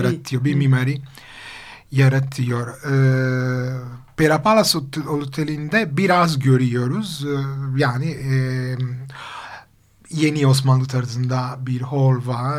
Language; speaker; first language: Turkish; non-native, fluent; Italian